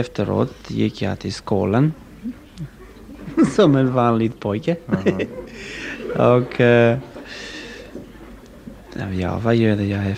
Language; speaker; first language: Swedish; non-native, fluent; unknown